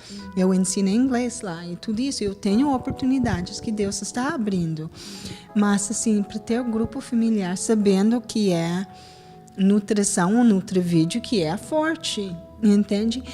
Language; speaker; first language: Portuguese; non-native, fluent; English